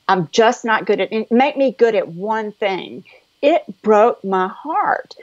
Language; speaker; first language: English; native; English